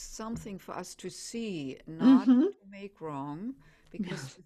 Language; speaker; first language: English; non-native, fluent; German